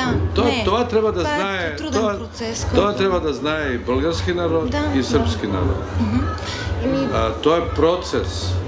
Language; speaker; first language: Bulgarian; non-native, learner; Serbian